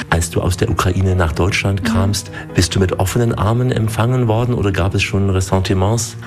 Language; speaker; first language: German; native; German